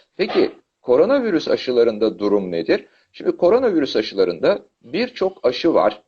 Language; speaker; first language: Turkish; native; Turkish